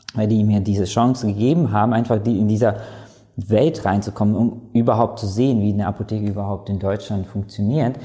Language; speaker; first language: German; non-native, fluent; Latvian